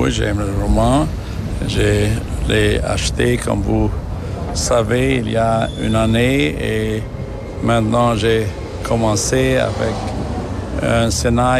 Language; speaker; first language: French; non-native, fluent; German